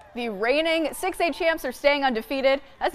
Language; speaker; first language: English; native; English